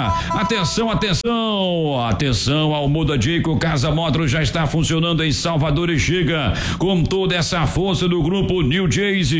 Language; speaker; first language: Portuguese; native; Portuguese